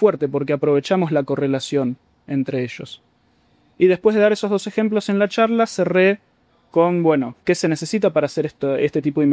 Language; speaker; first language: Spanish; native; Spanish